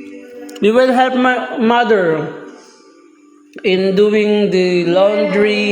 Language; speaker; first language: English; non-native, learner; Filipino